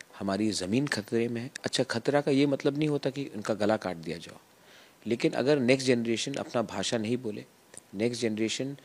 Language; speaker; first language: Hindi; non-native, local second language; Kok Borok